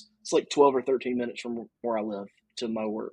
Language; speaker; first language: English; native; English